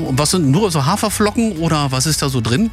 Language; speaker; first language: German; native; German